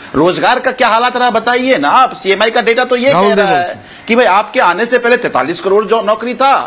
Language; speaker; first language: Hindi; native; Hindi